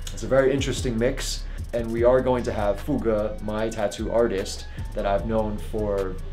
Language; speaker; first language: English; early bilingual, other home language; Chinese